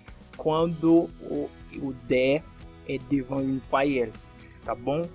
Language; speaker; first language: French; non-native, fluent; Portuguese